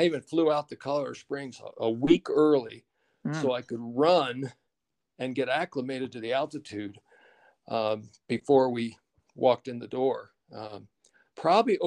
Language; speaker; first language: English; native; English